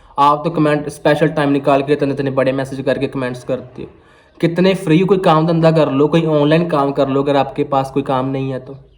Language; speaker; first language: Hindi; non-native, local second language; Punjabi